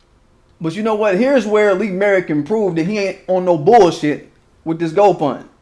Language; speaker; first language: English; native; English